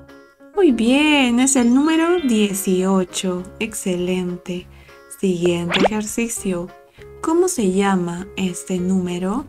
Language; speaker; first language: Spanish; native; Spanish